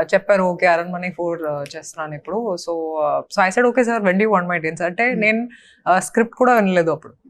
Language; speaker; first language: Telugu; non-native, fluent; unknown